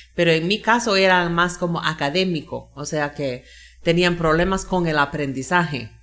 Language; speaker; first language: Spanish; non-native, fluent; English